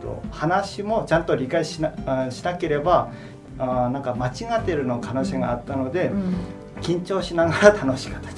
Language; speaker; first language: Japanese; non-native, fluent; Chinese